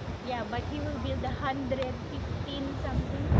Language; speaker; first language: English; non-native, local second language; Filipino